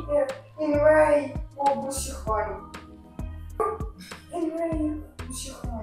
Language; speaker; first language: Chinese; non-native, learner; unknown